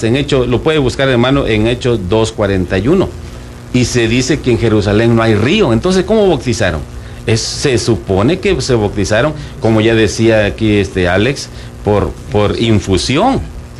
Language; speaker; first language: Spanish; native; Spanish